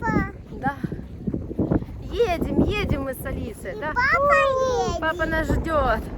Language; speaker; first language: Russian; native; Russian